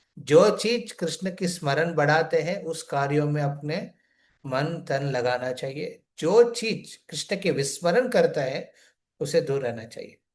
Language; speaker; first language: Hindi; non-native, local second language; Telugu